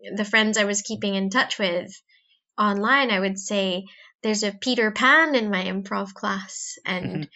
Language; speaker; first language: English; non-native, local second language; Cebuano